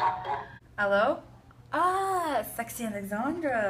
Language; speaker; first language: French; non-native, learner; English